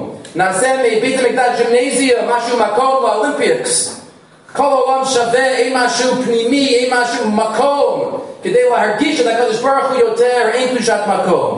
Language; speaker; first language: Hebrew; non-native, fluent; English